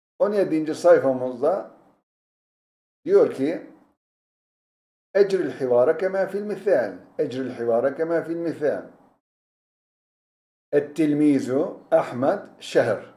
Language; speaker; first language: Arabic; non-native, fluent; Turkish